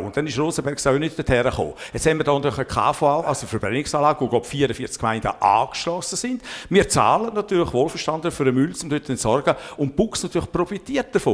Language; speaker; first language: German; native; German